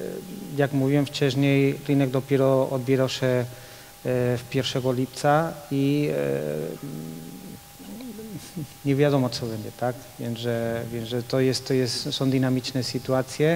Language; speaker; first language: Polish; non-native, fluent; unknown